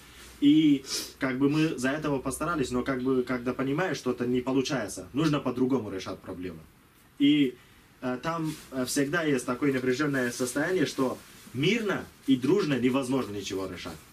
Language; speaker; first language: Russian; non-native, learner; Kurdish